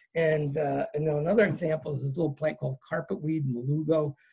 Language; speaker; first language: English; native; English